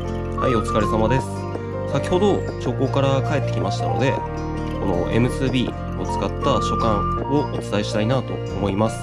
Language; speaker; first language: Japanese; native; Japanese